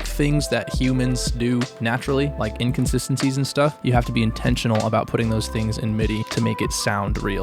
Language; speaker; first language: English; native; English